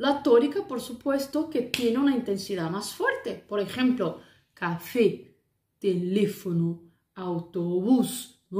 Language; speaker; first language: Spanish; non-native, fluent; Portuguese